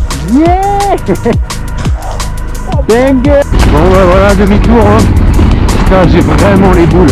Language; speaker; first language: French; native; French